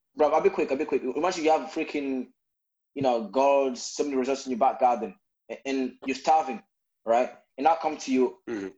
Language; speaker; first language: English; non-native, fluent; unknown